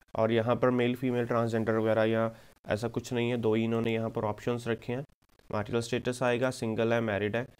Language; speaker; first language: Hindi; non-native, local second language; Punjabi